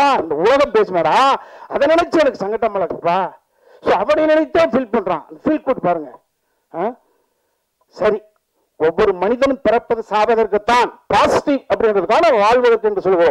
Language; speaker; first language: Tamil; native; Tamil